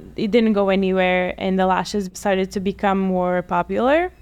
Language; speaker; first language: English; non-native, fluent; Bulgarian